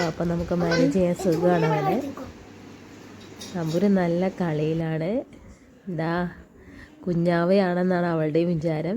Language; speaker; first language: Malayalam; native; Malayalam